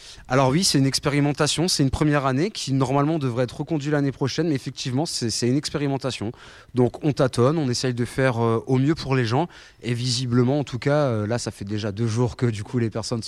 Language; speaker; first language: French; native; French